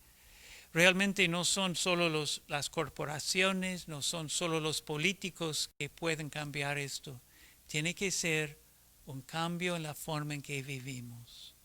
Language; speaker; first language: Spanish; non-native, fluent; English